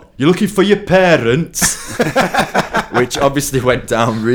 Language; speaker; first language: English; native; English